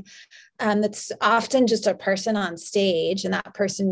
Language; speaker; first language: English; native; English